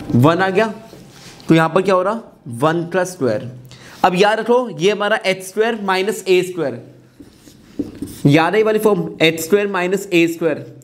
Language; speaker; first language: Hindi; native; Hindi